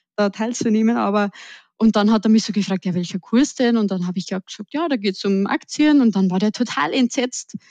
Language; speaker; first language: German; native; German